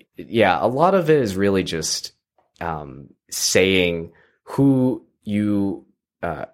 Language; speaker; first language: English; native; English